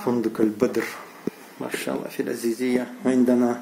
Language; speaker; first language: Arabic; non-native, learner; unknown